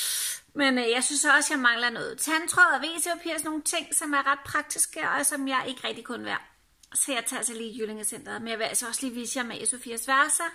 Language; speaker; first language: Danish; native; Danish